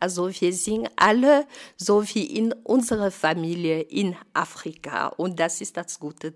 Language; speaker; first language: German; non-native, fluent; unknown